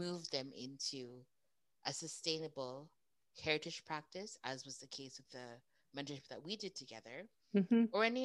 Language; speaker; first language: English; native; English